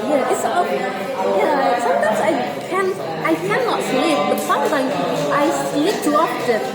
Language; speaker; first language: English; non-native, learner; Indonesian